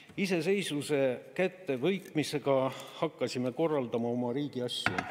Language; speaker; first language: Estonian; non-native, local second language; Russian